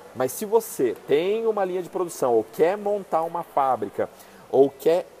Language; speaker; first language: Portuguese; native; Portuguese